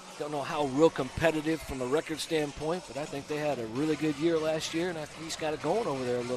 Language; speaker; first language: English; native; English